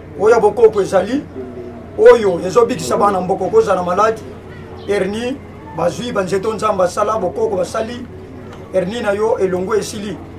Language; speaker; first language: Lingala; native; Lingala